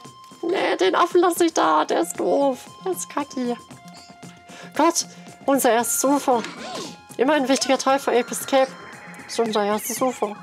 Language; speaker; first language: German; native; German